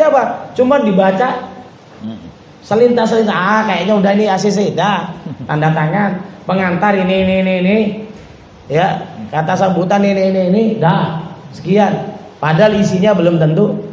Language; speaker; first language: Indonesian; native; Indonesian